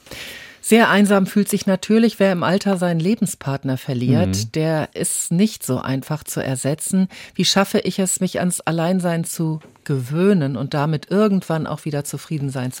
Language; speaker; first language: German; native; German